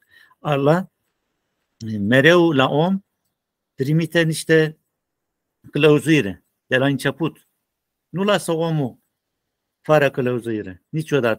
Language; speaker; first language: Romanian; non-native, learner; Turkish